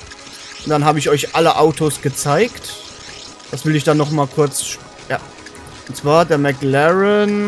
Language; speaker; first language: German; native; German